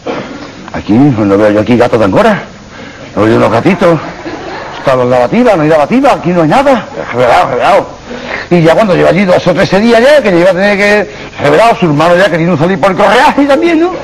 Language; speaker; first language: Spanish; native; Spanish